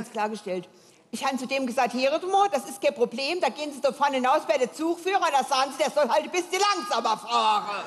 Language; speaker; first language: German; native; German